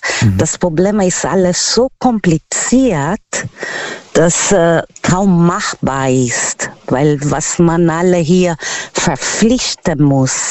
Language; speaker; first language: German; non-native, learner; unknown